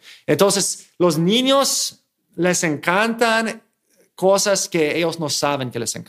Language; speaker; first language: Spanish; non-native, fluent; English